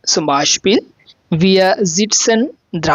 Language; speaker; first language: German; non-native, fluent; Bangla